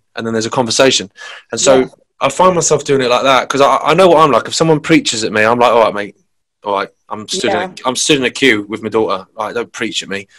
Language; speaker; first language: English; native; English